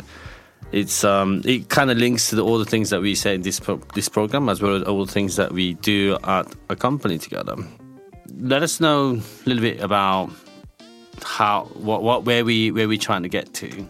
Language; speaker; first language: English; non-native, fluent; Japanese